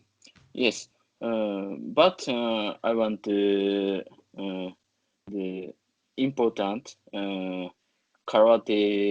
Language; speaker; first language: English; non-native, learner; Japanese